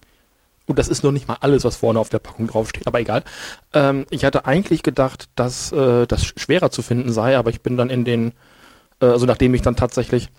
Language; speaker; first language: German; native; German